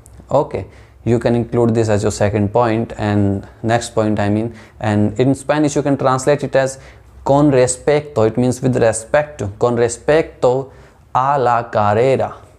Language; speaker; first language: English; non-native, local second language; Hindi